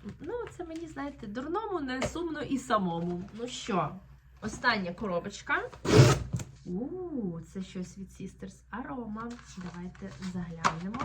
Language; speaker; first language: Ukrainian; native; Ukrainian